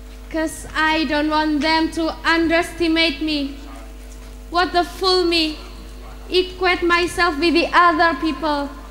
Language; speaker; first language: English; non-native, learner; Indonesian